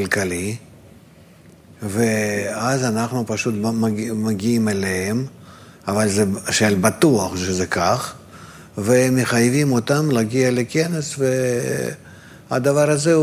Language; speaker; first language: Hebrew; non-native, fluent; Russian